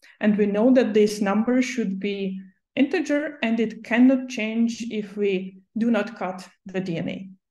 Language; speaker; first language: English; non-native, fluent; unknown